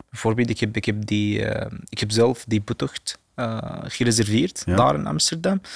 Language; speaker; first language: Dutch; non-native, learner; Arabic